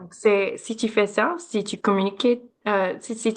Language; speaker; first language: French; non-native, learner; English